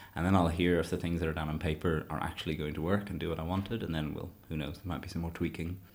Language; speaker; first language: English; native; English